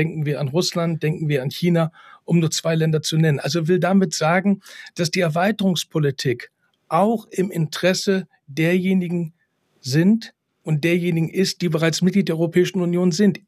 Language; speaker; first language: German; native; German